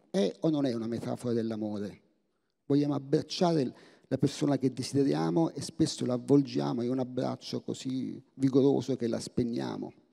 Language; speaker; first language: Italian; native; Italian